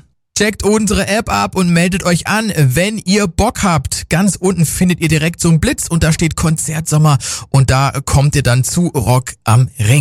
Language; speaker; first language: German; native; German